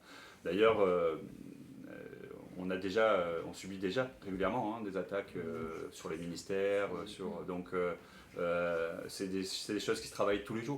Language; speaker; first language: French; native; French